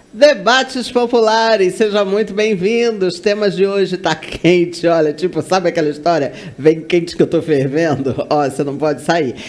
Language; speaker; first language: Portuguese; native; Portuguese